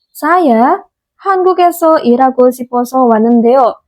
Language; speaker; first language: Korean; non-native, fluent; Indonesian